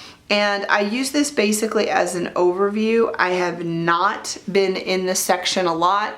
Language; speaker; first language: English; native; English